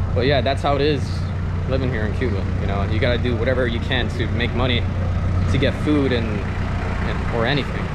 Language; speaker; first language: English; native; English